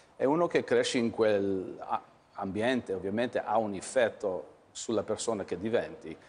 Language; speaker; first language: Italian; early bilingual, heritage; English